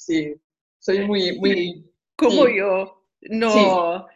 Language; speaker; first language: Spanish; non-native, learner; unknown